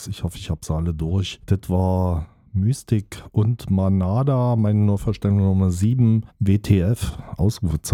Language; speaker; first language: German; native; German